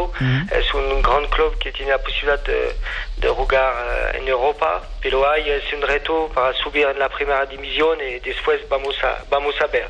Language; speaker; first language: Spanish; non-native, fluent; French